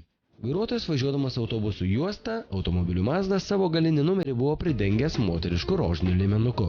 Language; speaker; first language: Lithuanian; native; Lithuanian